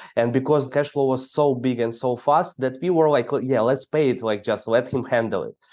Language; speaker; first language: English; non-native, fluent; Ukrainian